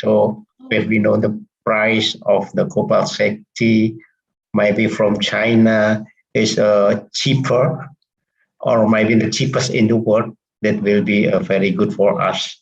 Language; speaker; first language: English; non-native, fluent; Indonesian